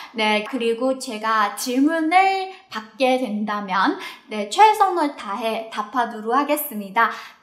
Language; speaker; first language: Korean; non-native, fluent; Chinese